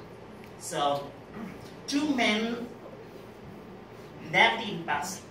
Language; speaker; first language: English; non-native, learner; Vietnamese